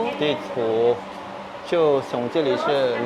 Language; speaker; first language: Chinese; non-native, fluent; Vietnamese